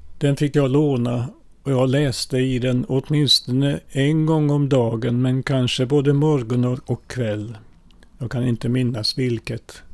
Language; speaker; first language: Swedish; early bilingual, other home language; Finnish